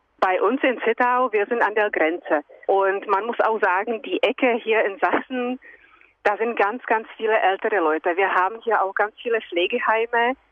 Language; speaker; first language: German; non-native, fluent; Czech